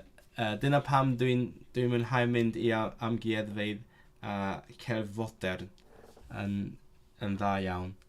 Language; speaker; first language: Welsh; non-native, learner; Cantonese